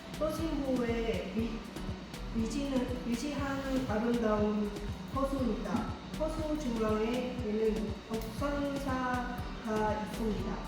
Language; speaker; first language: Korean; non-native, learner; Vietnamese